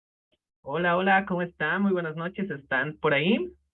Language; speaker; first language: Spanish; native; Spanish